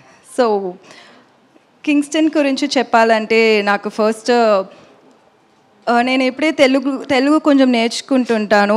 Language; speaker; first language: Telugu; non-native, learner; Tamil